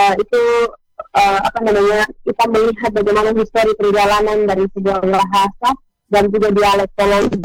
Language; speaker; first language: Indonesian; non-native, local second language; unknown